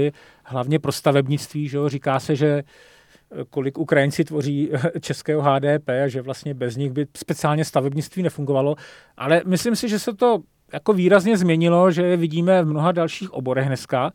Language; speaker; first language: Czech; native; Czech